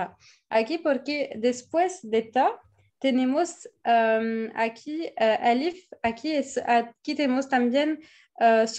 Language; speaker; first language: Spanish; non-native, fluent; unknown